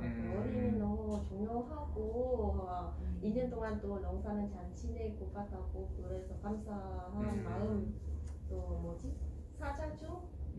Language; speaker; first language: Korean; non-native, learner; Vietnamese